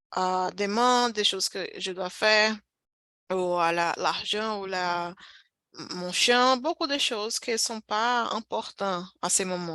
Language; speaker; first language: French; non-native, fluent; Portuguese